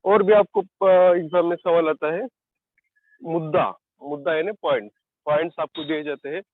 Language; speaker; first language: Hindi; non-native, local second language; Marathi